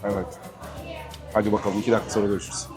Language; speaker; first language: Turkish; native; Turkish